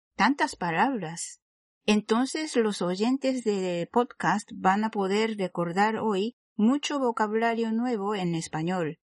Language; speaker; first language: Spanish; non-native, fluent; Japanese